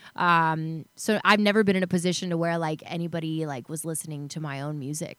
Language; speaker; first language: English; native; English